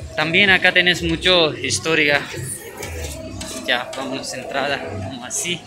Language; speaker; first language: Spanish; non-native, learner; Urdu